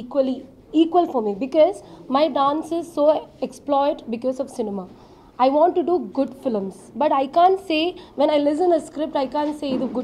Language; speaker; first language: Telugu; non-native, learner; Malayalam